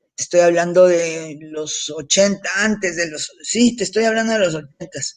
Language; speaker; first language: Spanish; early bilingual, heritage; Spanish